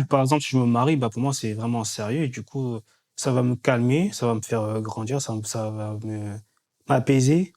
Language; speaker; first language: French; native; French